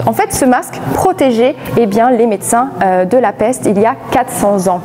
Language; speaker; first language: French; native; French